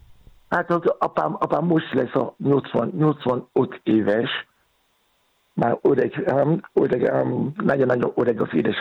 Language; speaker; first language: Hungarian; non-native, fluent; Yoruba